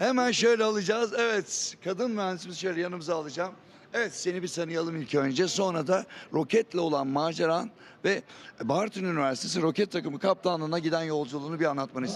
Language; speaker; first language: Turkish; native; Turkish